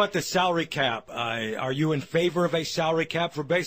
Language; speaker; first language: English; native; English